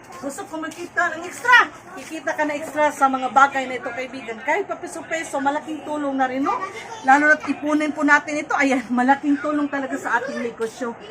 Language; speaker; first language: Filipino; native; Filipino